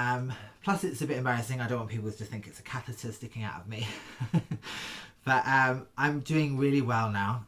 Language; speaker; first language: English; native; English